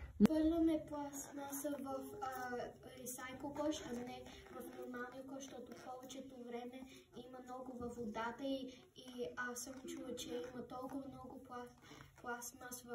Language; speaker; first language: Bulgarian; early bilingual, heritage; Bulgarian